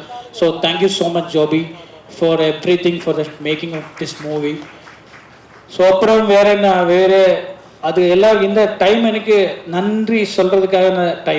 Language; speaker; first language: Tamil; non-native, learner; Malayalam